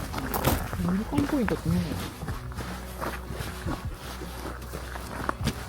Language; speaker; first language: Japanese; native; Japanese